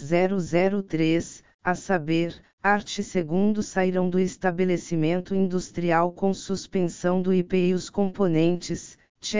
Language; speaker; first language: Portuguese; native; Portuguese